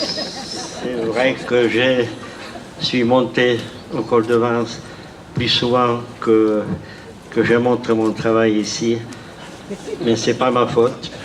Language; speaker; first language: French; non-native, fluent; Czech